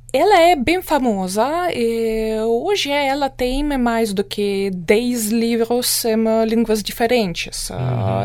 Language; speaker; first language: Portuguese; non-native, fluent; Ukrainian